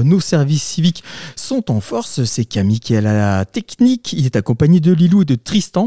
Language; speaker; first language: French; native; French